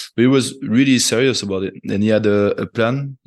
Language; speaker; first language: English; non-native, fluent; French